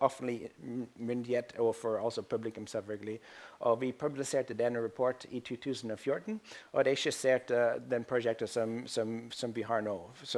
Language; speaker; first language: Norwegian; non-native, fluent; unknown